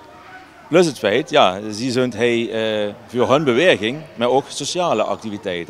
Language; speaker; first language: Dutch; native; Dutch